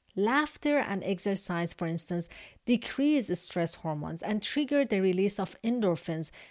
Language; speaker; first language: English; non-native, fluent; Persian